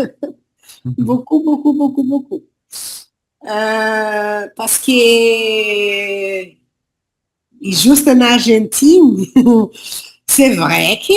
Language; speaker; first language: French; non-native, learner; Portuguese